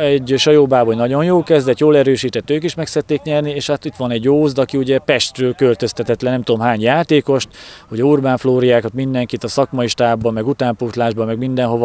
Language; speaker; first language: Hungarian; native; Hungarian